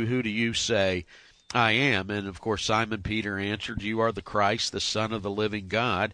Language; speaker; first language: English; native; English